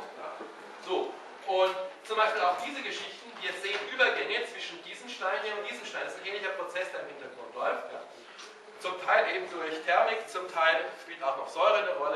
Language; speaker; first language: German; native; German